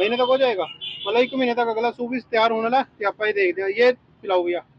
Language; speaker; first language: Hindi; non-native, local second language; Punjabi